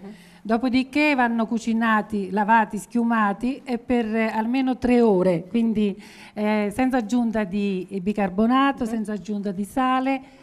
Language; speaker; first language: Italian; native; Italian